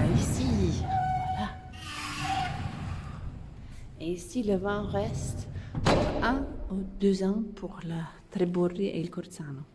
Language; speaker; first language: French; non-native, learner; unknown